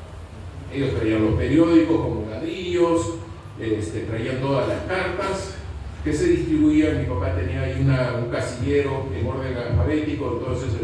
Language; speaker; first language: Spanish; native; Spanish